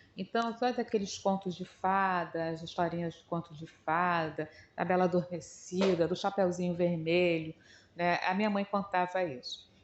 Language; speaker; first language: Portuguese; native; Portuguese